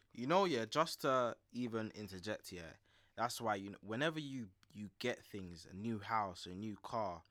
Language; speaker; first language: English; native; English